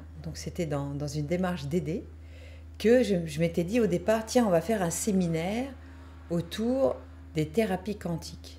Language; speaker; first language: French; native; French